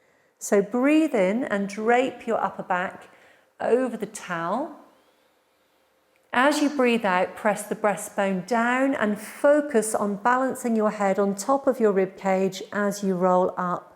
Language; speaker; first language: English; native; English